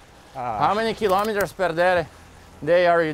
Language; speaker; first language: English; non-native, fluent; Slovak